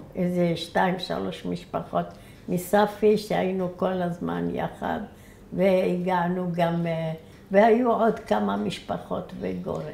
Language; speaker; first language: Hebrew; early bilingual, other home language; Arabic